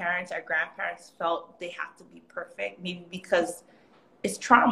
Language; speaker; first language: English; early bilingual, other home language; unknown